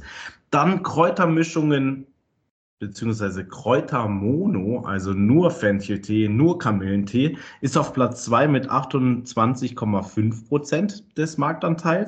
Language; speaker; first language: German; native; German